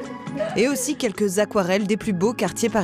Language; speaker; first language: French; native; French